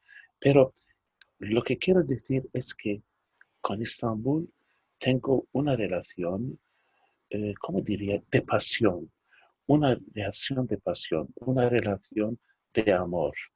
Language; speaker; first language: Spanish; early bilingual, heritage; Turkish